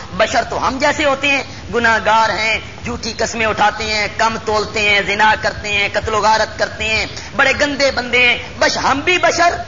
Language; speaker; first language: Urdu; non-native, local second language; Punjabi